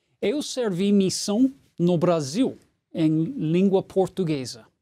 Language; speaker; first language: Portuguese; non-native, fluent; English